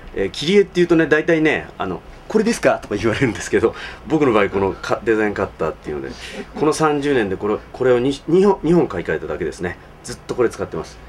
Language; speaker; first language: Japanese; native; Japanese